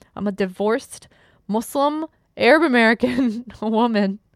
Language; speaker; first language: English; early bilingual, other home language; German